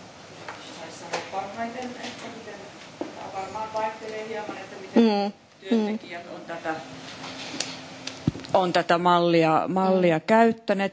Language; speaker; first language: Finnish; native; Finnish